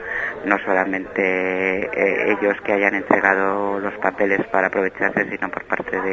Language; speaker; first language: Spanish; native; Spanish